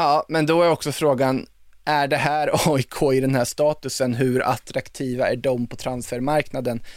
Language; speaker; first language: Swedish; native; Swedish